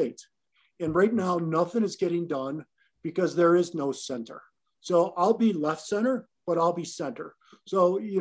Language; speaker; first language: English; native; English